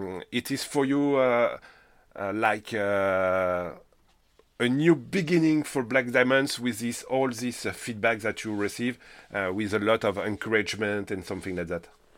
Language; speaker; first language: English; non-native, learner; French